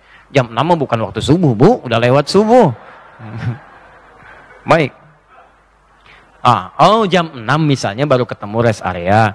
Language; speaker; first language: Indonesian; native; Indonesian